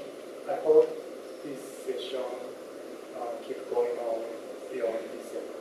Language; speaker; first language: English; non-native, learner; Japanese